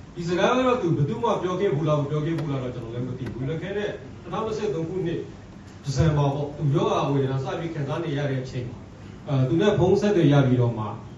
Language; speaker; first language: Burmese; non-native, local second language; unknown